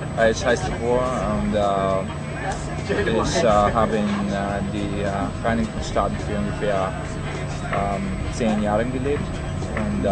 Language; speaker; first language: German; non-native, learner; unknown